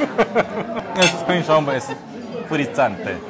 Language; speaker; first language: German; non-native, fluent; Korean